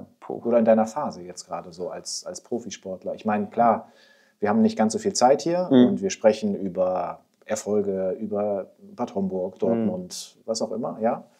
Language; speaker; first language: German; native; German